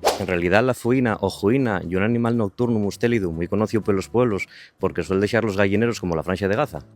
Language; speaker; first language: Asturian; native; Asturian